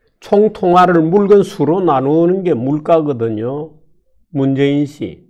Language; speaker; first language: Korean; native; Korean